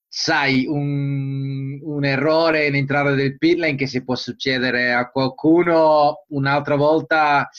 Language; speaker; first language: Italian; non-native, fluent; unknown